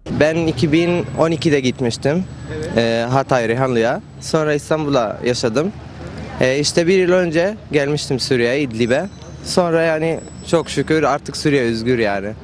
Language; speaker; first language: Turkish; non-native, fluent; Arabic